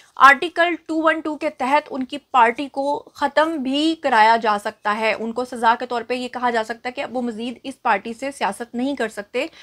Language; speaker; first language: Urdu; native; Urdu